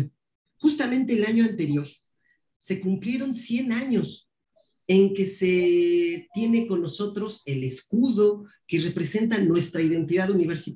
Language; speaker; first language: Spanish; native; Spanish